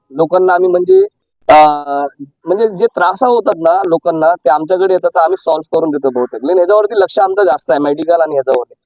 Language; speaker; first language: Marathi; non-native, local second language; Hindi